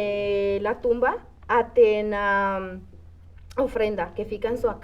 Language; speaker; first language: Portuguese; non-native, fluent; Spanish